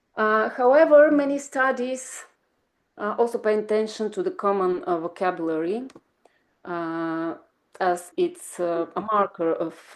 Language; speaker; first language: English; non-native, fluent; Bulgarian